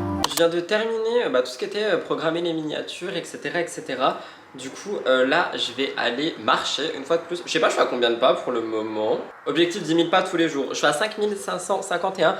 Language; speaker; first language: French; native; French